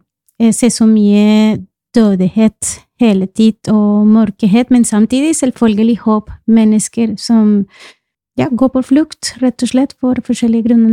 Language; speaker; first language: Norwegian; non-native, fluent; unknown